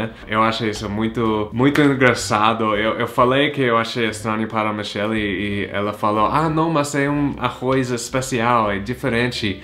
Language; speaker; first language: Portuguese; non-native, fluent; English